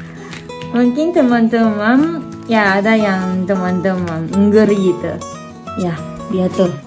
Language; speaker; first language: Indonesian; non-native, fluent; Japanese